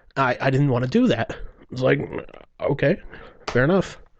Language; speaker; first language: English; native; English